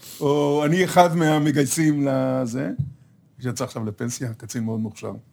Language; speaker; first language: Hebrew; native; Hebrew